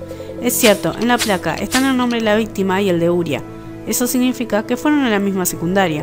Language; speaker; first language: Spanish; native; Spanish